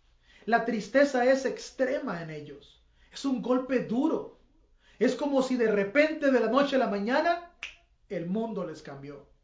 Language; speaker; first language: Spanish; native; Spanish